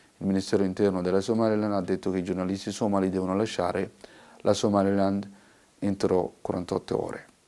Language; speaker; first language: Italian; non-native, fluent; Somali